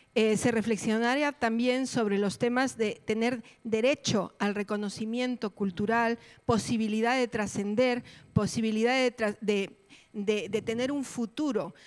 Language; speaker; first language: Spanish; native; Spanish